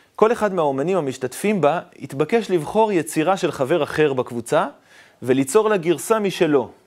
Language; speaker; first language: Hebrew; native; Hebrew